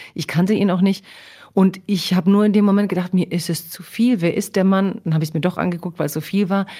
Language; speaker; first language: German; early bilingual, other home language; Croatian